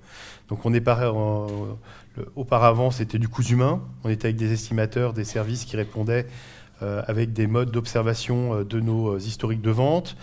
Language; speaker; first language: French; native; French